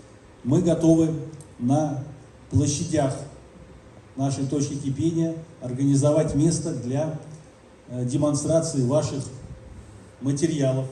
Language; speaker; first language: Russian; native; Russian